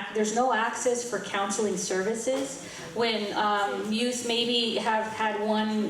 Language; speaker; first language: English; early bilingual, heritage; Spanish